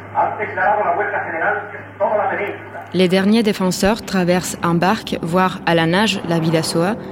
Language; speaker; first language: French; non-native, fluent; Spanish